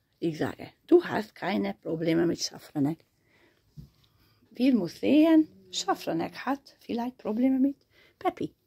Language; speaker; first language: German; non-native, fluent; Hungarian